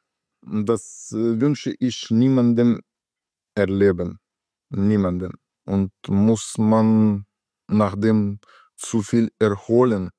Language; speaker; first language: German; non-native, learner; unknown